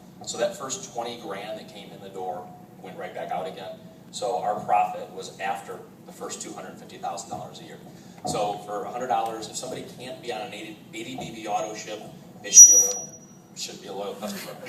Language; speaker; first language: English; native; English